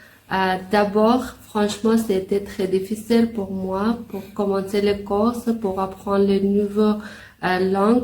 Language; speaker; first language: French; non-native, learner; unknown